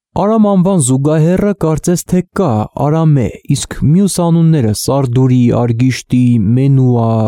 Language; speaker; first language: Armenian; native; Armenian